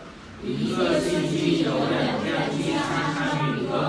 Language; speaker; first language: Chinese; non-native, learner; Vietnamese